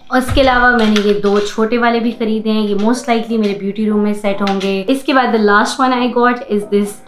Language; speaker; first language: Urdu; native; Urdu